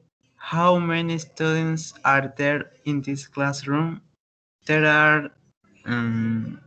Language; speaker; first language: English; non-native, learner; Spanish